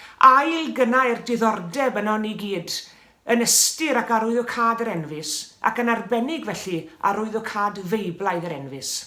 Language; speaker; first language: Welsh; native; Welsh